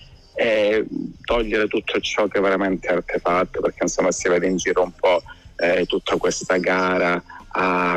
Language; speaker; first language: Italian; native; Italian